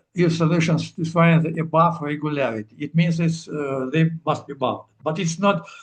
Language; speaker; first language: English; non-native, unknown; Russian